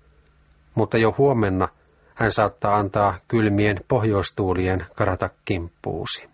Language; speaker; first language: Finnish; native; Finnish